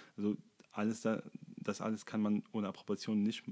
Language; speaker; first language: German; non-native, fluent; Arabic